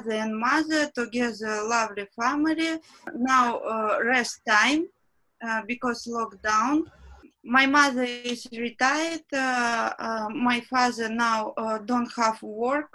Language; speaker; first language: English; non-native, learner; Russian